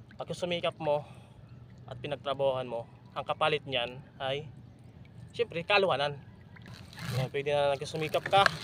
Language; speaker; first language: Filipino; non-native, local second language; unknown